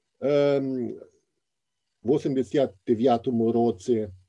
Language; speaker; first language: Ukrainian; non-native, fluent; German